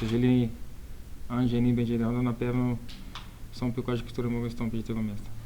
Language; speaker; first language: Polish; non-native, learner; Portuguese